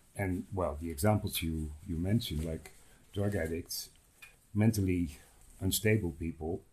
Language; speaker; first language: English; non-native, fluent; Dutch